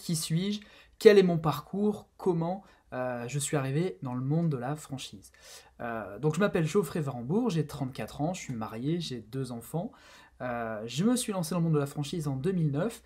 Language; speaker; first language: French; native; French